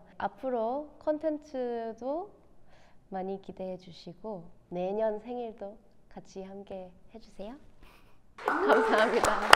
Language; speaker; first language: Korean; non-native, fluent; Thai